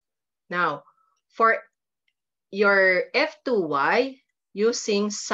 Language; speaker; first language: English; non-native, local second language; Filipino